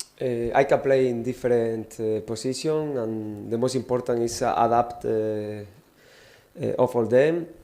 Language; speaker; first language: English; non-native, learner; Spanish